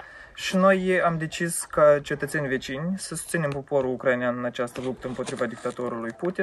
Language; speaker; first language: Romanian; native; Romanian